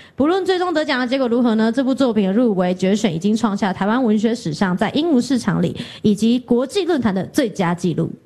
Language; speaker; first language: Chinese; native; Chinese